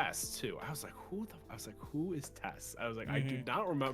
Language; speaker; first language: English; native; English